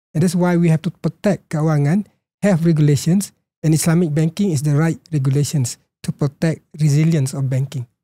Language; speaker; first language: English; non-native, local second language; Malay